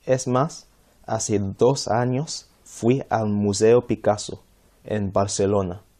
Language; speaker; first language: Spanish; non-native, fluent; English